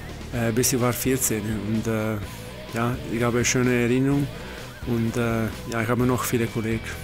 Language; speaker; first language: German; non-native, learner; Italian